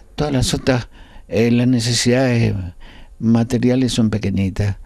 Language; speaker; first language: Spanish; native; Spanish